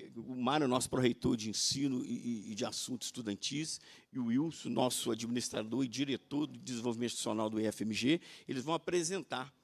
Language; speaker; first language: Portuguese; native; Portuguese